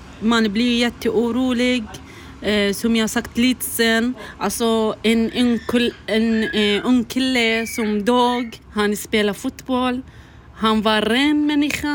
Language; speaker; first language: Swedish; non-native, learner; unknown